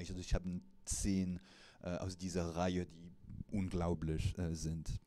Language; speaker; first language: German; non-native, fluent; French